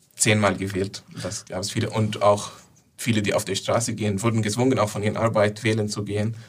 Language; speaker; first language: German; non-native, fluent; Arabic